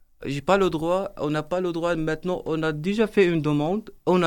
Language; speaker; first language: French; non-native, learner; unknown